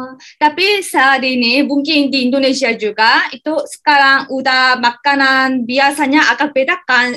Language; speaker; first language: Indonesian; non-native, learner; Korean